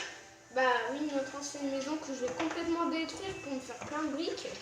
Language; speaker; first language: French; native; French